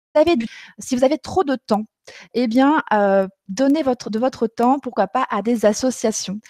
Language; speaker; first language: French; native; French